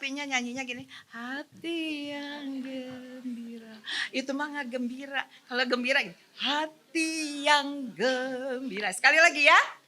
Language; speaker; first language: Indonesian; native; Indonesian